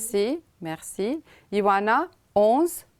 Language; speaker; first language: French; non-native, fluent; Romanian